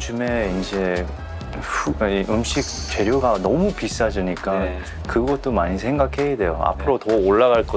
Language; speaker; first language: Korean; early bilingual, heritage; English